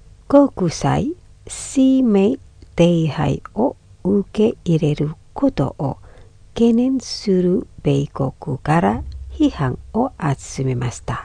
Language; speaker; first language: Japanese; non-native, fluent; Indonesian